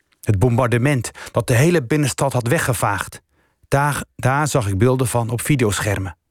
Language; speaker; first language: Dutch; early bilingual, other home language; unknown